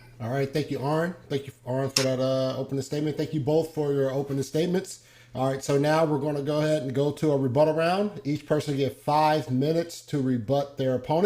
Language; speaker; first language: English; native; English